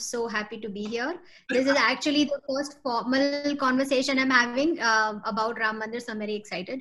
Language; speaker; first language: English; non-native, local second language; Hindi